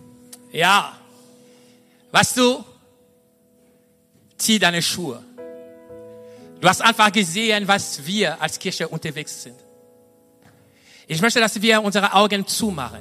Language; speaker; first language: German; non-native, fluent; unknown